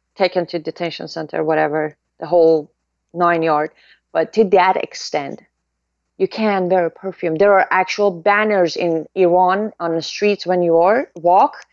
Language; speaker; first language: English; non-native, fluent; Persian